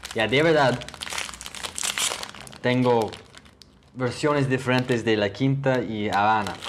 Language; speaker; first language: Spanish; non-native, learner; English